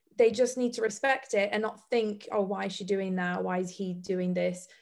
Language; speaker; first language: English; non-native, fluent; Bosnian